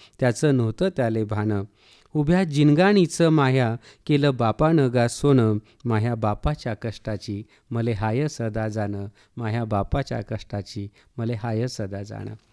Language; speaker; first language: Marathi; native; Marathi